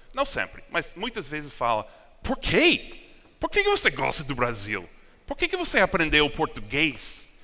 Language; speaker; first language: Portuguese; non-native, fluent; English